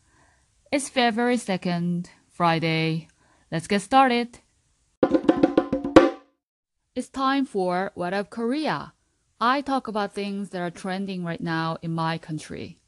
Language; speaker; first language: English; non-native, fluent; Korean